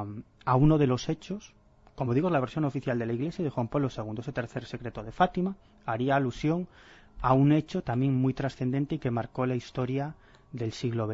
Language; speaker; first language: Spanish; native; Spanish